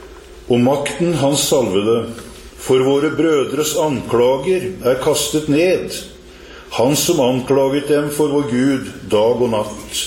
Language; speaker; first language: Norwegian; native; Norwegian